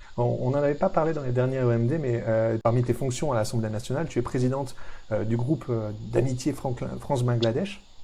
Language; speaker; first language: French; native; French